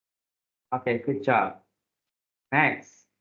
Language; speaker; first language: English; non-native, fluent; Indonesian